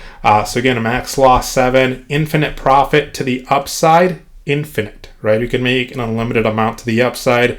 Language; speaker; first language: English; native; English